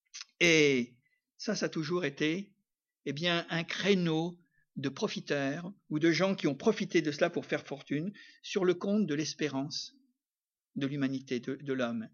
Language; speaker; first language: French; native; French